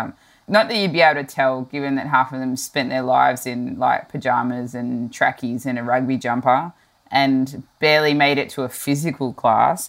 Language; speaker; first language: English; native; English